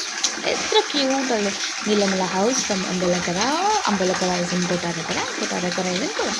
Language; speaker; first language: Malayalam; non-native, local second language; Telugu